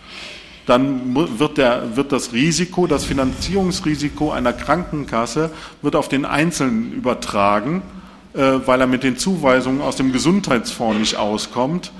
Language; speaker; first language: German; native; German